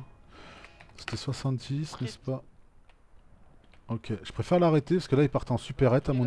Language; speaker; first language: French; native; French